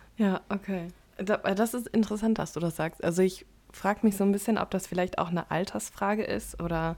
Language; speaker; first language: German; native; German